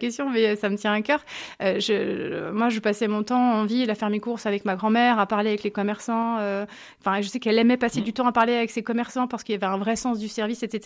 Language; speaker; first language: French; native; French